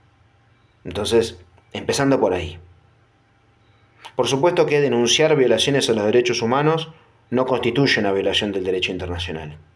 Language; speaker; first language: Spanish; native; Spanish